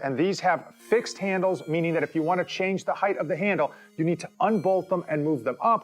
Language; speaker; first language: English; native; English